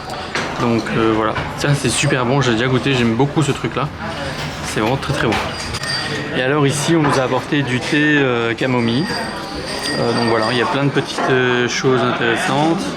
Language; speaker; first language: French; native; French